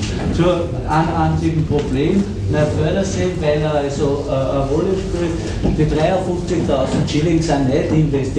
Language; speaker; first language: German; native; German